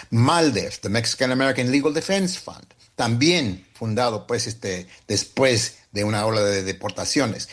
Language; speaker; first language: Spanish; early bilingual, heritage; Spanish